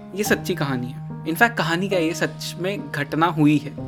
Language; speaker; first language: Hindi; native; Hindi